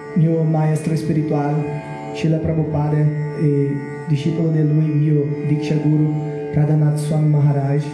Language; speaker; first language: Italian; non-native, learner; Portuguese